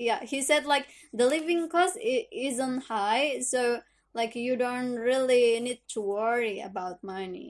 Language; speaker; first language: English; non-native, learner; Indonesian